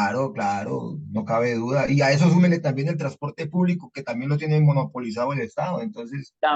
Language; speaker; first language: Spanish; native; Spanish